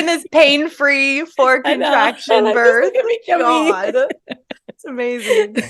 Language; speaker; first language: English; native; English